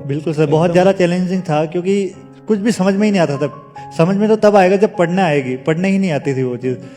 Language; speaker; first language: Hindi; native; Hindi